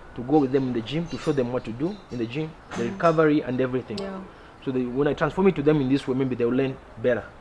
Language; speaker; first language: English; non-native, local second language; Bemba